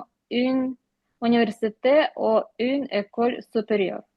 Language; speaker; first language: French; non-native, learner; Ukrainian